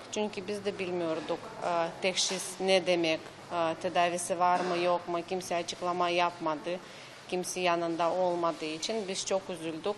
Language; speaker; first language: Turkish; non-native, learner; Russian